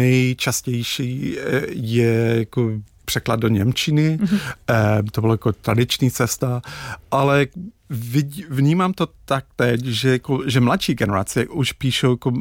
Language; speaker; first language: Czech; non-native, fluent; English